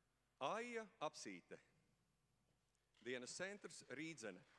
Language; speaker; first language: Latvian; native; Latvian